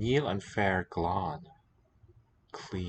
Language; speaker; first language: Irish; non-native, learner; English